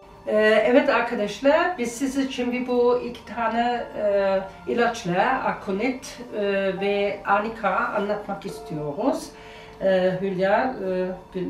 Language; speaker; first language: Turkish; non-native, learner; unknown